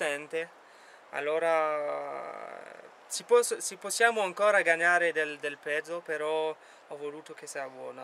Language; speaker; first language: Italian; non-native, fluent; French